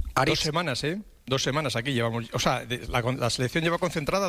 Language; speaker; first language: Spanish; native; Spanish